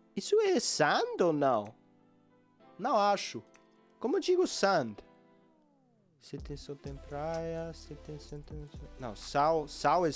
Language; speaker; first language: Portuguese; non-native, learner; English